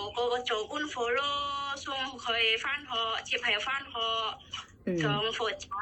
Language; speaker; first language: Cantonese; non-native, learner; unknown